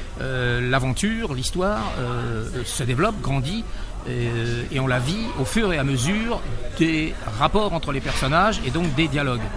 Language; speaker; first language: French; native; French